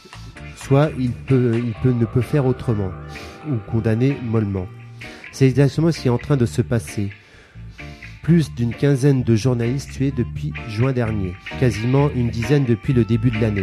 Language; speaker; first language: French; native; French